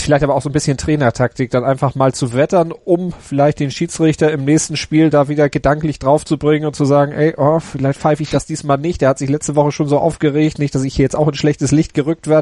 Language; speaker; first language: German; native; German